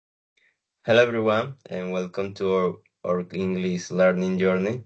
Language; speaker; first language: English; non-native, learner; Spanish